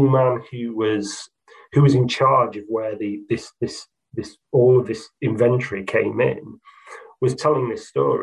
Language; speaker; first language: English; native; English